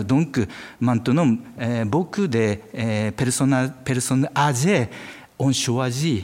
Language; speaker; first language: French; non-native, fluent; Japanese